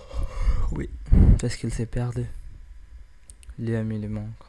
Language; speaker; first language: French; non-native, learner; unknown